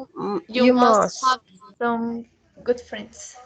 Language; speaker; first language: English; non-native, learner; Spanish